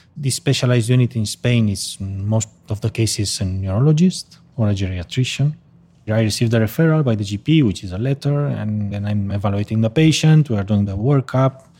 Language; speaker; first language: English; non-native, fluent; Spanish